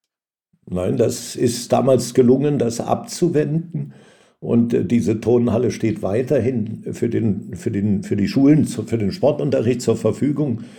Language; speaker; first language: German; native; German